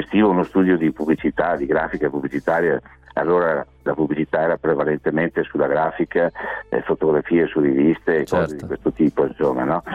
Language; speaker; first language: Italian; native; Italian